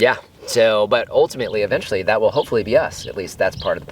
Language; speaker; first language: English; native; English